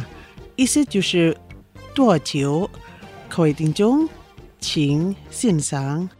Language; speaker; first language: Chinese; non-native, fluent; Indonesian